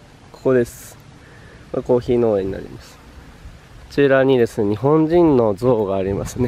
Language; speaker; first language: Japanese; native; Japanese